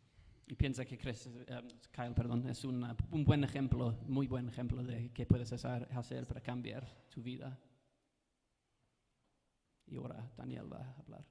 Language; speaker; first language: Spanish; non-native, fluent; English